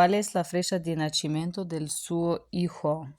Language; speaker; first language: Spanish; non-native, fluent; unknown